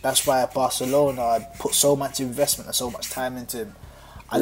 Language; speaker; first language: English; native; English